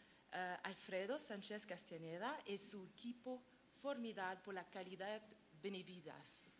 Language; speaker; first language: Spanish; non-native, learner; French